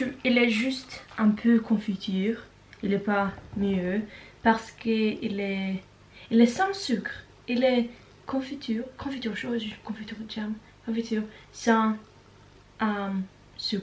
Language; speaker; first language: French; non-native, learner; Norwegian